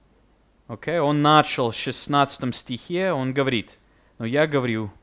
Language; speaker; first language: Russian; non-native, fluent; English